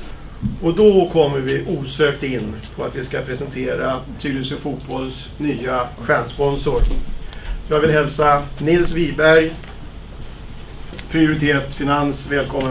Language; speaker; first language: Swedish; native; Swedish